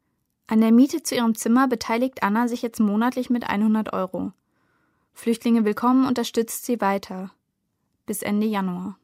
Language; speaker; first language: German; native; German